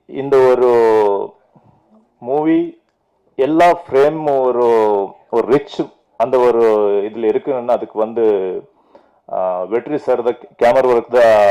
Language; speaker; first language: Tamil; non-native, fluent; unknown